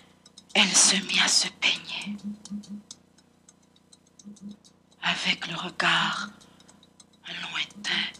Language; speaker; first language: French; non-native, local second language; Haitian Creole